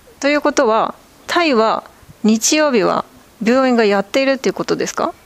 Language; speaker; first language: Japanese; native; Japanese